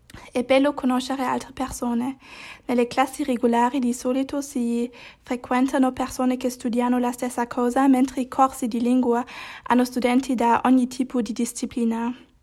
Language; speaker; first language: Italian; non-native, learner; German